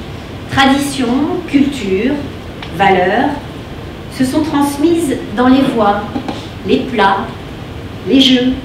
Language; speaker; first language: French; native; French